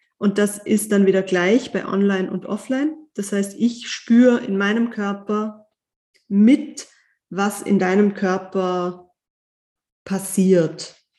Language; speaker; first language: German; native; German